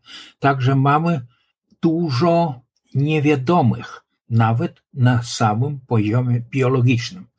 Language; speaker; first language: Polish; non-native, local second language; Lithuanian